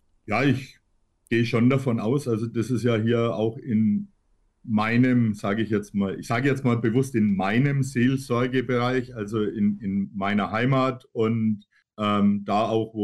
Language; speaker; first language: German; native; German